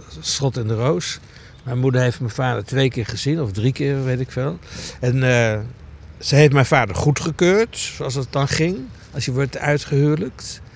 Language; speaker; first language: Dutch; early bilingual, other home language; Greek